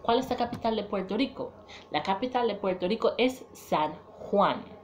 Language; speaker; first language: Spanish; non-native, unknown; English